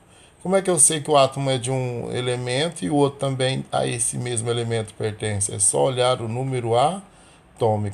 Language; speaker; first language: Portuguese; native; Portuguese